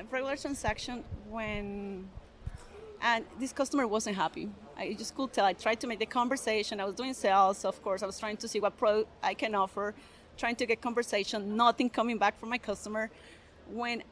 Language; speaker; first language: English; non-native, fluent; Spanish